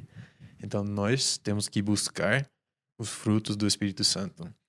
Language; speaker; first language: Portuguese; non-native, fluent; English